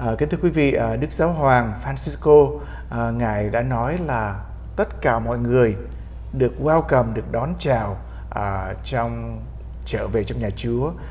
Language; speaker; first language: Vietnamese; early bilingual, heritage; Vietnamese